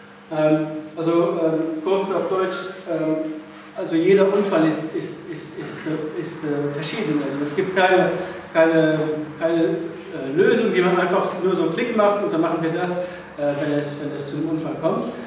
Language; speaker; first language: German; non-native, local second language; Luxembourgish